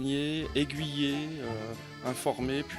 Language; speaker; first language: French; native; French